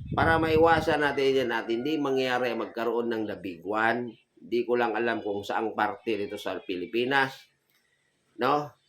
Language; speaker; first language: Filipino; native; Filipino